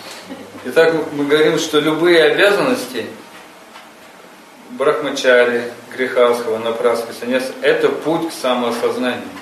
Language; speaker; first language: Russian; native; Russian